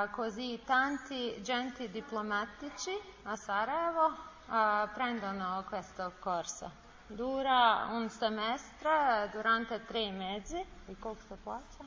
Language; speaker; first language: Italian; non-native, learner; Bosnian